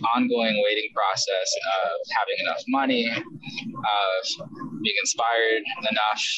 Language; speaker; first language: English; native; English